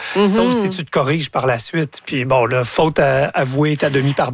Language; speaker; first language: French; native; French